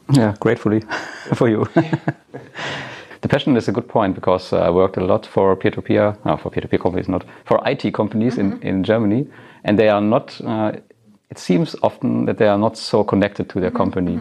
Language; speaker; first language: English; non-native, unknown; German